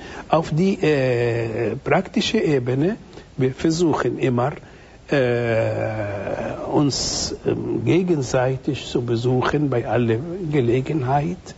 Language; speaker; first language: German; non-native, fluent; Arabic